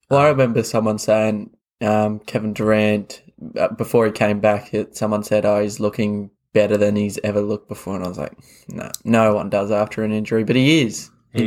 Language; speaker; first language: English; native; English